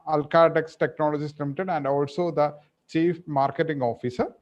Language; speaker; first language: English; non-native, local second language; Malayalam